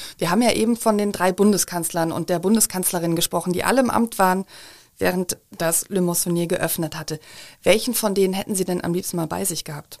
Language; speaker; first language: German; native; German